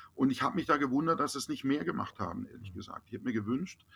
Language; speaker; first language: German; native; German